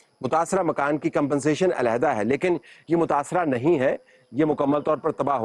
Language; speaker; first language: Urdu; native; Urdu